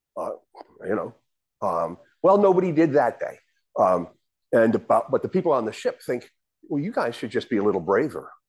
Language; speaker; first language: English; native; English